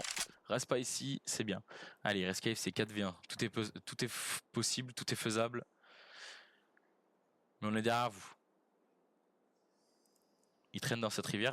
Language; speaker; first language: French; native; French